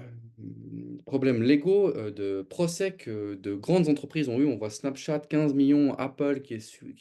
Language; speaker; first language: French; native; French